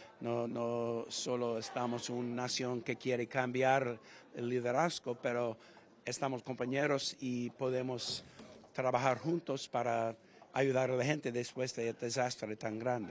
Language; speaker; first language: Spanish; non-native, fluent; English